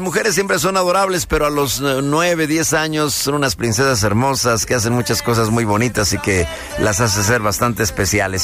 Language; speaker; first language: Spanish; native; Spanish